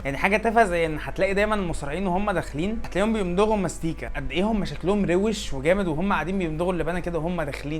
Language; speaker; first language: Arabic; native; Arabic